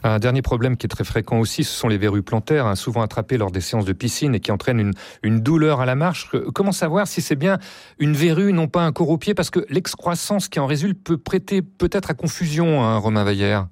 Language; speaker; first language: French; native; French